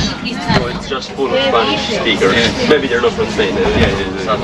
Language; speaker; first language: English; non-native, fluent; Italian